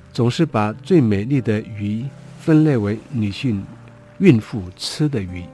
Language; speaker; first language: Chinese; non-native, local second language; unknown